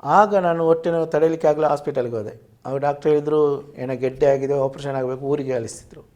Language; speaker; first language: Kannada; non-native, local second language; Tulu